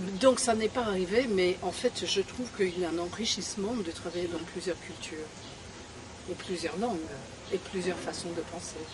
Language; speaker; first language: French; non-native, fluent; English